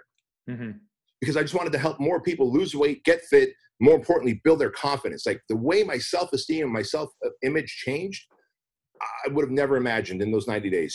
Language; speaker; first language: English; early bilingual, other home language; Armenian